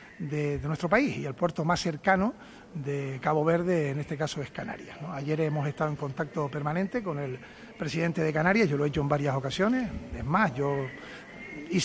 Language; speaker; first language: Spanish; native; Spanish